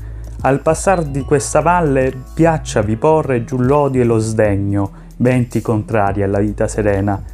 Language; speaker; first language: Italian; native; Italian